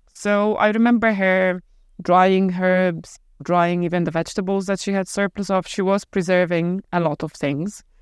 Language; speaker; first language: English; non-native, fluent; Polish